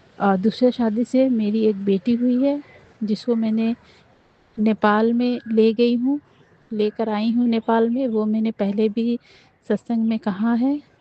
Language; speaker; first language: Hindi; non-native, local second language; Nepali